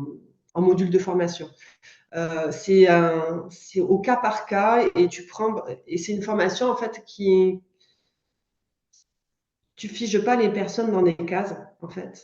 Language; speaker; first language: French; native; French